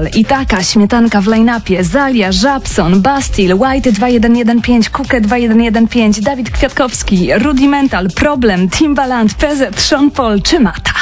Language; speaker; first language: Polish; native; Polish